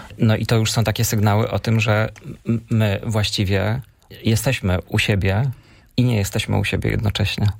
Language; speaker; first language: Polish; native; Polish